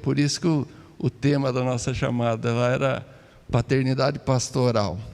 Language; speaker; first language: Portuguese; native; Portuguese